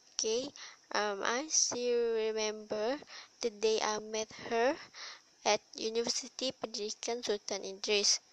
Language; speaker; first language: English; non-native, learner; Malay